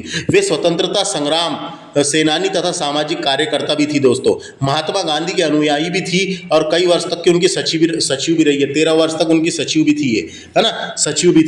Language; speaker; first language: Hindi; native; Hindi